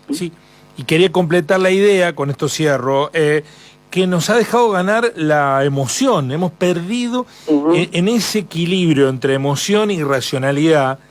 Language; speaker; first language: Spanish; native; Spanish